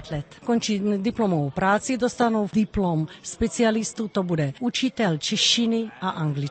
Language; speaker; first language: Czech; non-native, fluent; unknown